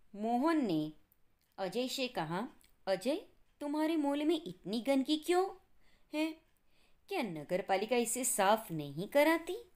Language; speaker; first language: Hindi; non-native, local second language; Gujarati